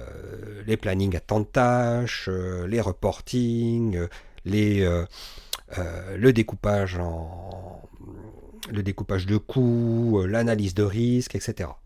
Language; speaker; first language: French; native; French